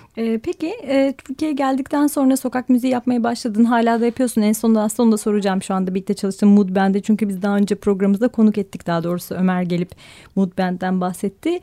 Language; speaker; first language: Turkish; native; Turkish